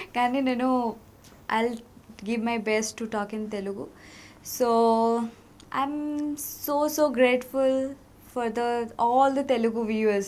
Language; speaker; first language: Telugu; non-native, local second language; Odia